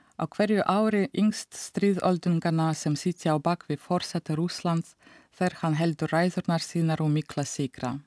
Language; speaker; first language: Icelandic; non-native, fluent; Russian